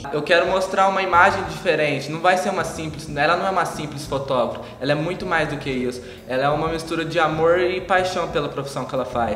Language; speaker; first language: Portuguese; native; Portuguese